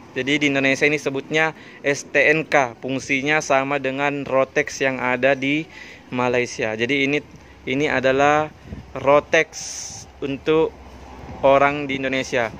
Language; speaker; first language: Indonesian; native; Indonesian